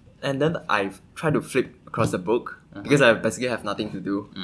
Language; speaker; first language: English; non-native, local second language; Chinese